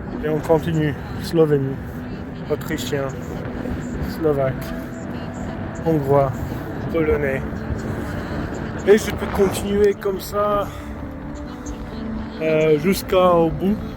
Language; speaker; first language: French; non-native, fluent; Polish